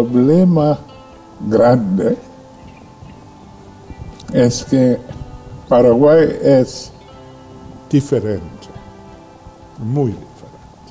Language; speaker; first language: Spanish; non-native, fluent; English